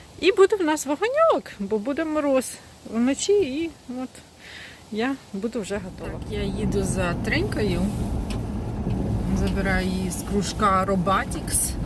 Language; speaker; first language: Ukrainian; non-native, local second language; Russian